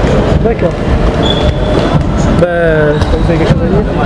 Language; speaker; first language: French; native; French